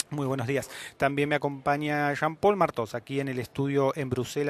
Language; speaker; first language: Spanish; native; Spanish